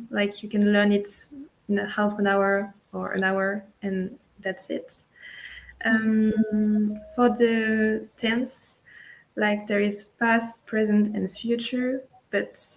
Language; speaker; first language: English; non-native, fluent; French